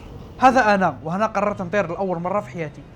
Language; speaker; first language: Arabic; native; Arabic